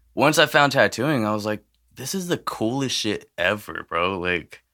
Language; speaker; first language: English; native; English